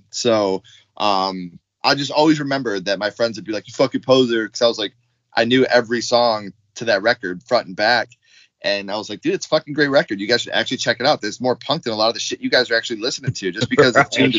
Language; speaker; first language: English; native; English